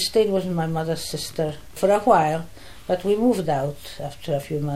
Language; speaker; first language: English; non-native, fluent; Polish